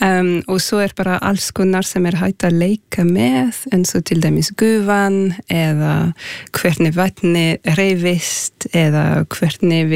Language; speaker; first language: Icelandic; non-native, fluent; French